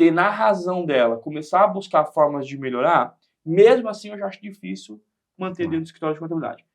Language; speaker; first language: Portuguese; native; Portuguese